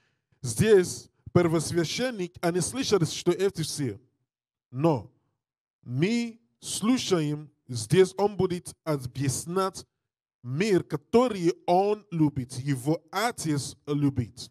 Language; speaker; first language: Russian; non-native, learner; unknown